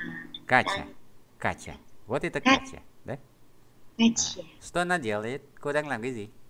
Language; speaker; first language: Russian; non-native, fluent; Vietnamese